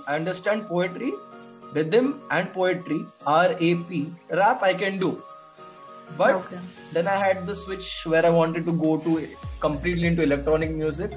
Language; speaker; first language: English; non-native, local second language; Hindi